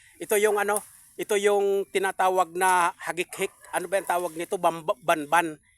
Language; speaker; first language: Filipino; non-native, local second language; Bikol